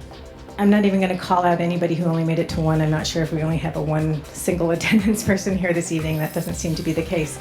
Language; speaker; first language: English; native; English